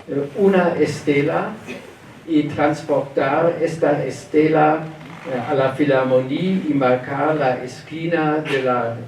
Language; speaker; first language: Spanish; non-native, learner; German